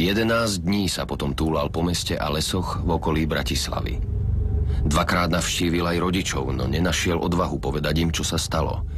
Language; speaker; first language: Slovak; native; Slovak